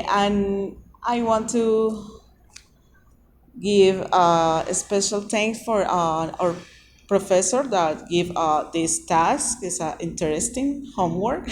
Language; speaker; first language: English; non-native, learner; Spanish